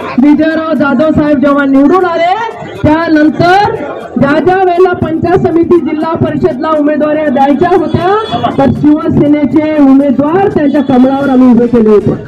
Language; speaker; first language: Marathi; native; Marathi